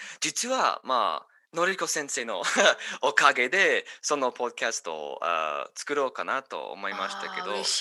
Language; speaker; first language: Japanese; non-native, learner; English